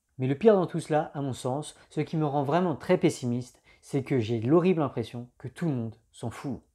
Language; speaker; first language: French; native; French